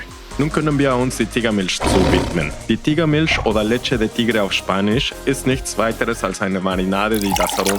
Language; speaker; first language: German; non-native, fluent; Spanish